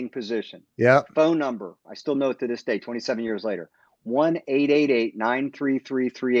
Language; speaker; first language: English; native; English